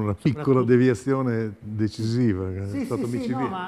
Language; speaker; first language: Italian; native; Italian